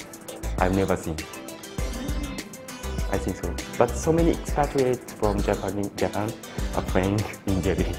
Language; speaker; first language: English; non-native, learner; Japanese